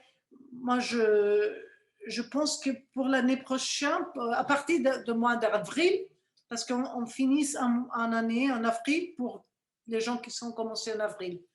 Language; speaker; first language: French; non-native, fluent; Spanish